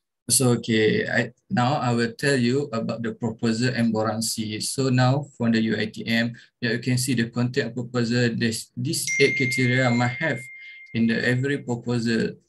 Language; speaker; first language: English; non-native, local second language; Malay